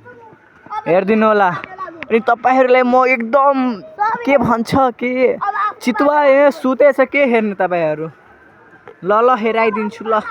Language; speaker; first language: Nepali; non-native, local second language; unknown